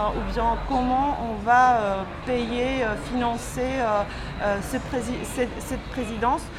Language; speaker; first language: French; non-native, fluent; Czech